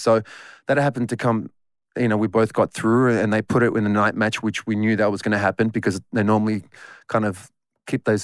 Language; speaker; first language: English; native; English